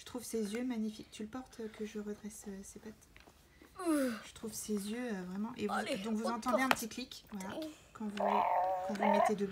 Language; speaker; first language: French; native; French